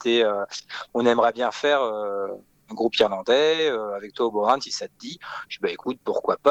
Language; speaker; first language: French; native; French